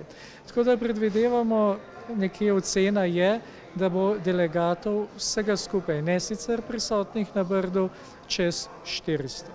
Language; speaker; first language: Slovenian; native; Slovenian